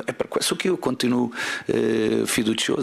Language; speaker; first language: Italian; non-native, fluent; Portuguese